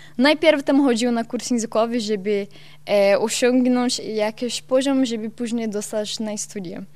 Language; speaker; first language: Polish; non-native, learner; Portuguese